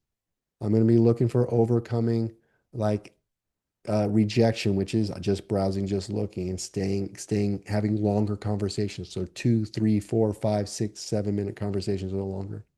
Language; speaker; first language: English; native; English